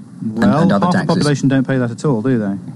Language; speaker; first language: English; native; English